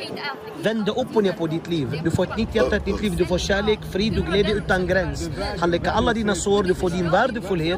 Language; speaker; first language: Swedish; non-native, fluent; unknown